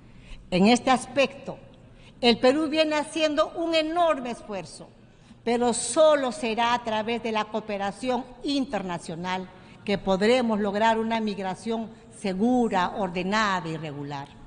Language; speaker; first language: Spanish; native; Spanish